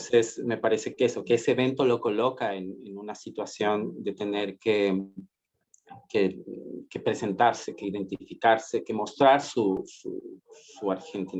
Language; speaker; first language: Spanish; native; Spanish